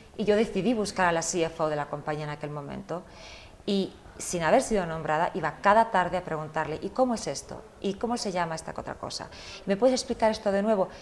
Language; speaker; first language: Spanish; early bilingual, heritage; Spanish